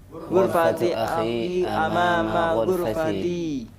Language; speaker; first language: Arabic; non-native, learner; Indonesian